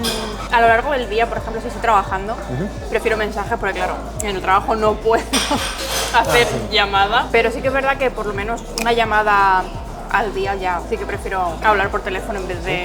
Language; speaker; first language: Spanish; native; Spanish